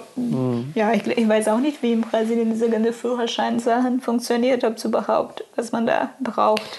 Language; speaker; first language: German; non-native, fluent; Portuguese